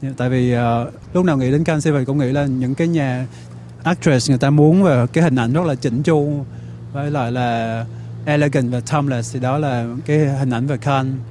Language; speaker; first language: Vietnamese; early bilingual, heritage; Vietnamese